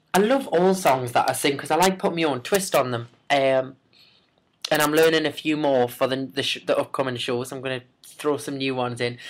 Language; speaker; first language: English; native; English